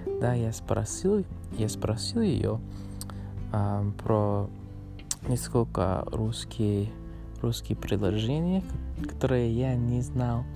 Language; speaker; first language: Russian; non-native, learner; English